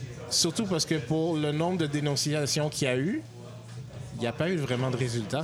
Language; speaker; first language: French; native; French